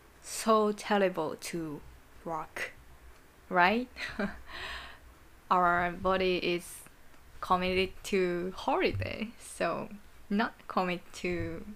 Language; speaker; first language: English; non-native, learner; Japanese